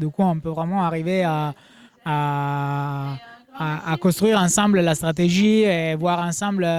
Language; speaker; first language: French; non-native, fluent; Italian